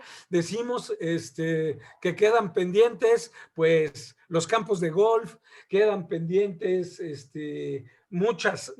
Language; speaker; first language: Spanish; native; Spanish